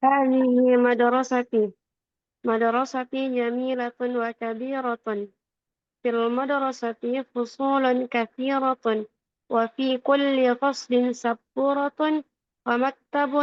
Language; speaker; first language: Arabic; non-native, learner; Indonesian